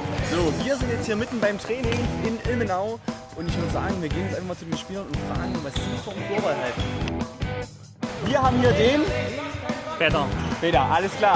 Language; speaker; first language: German; native; German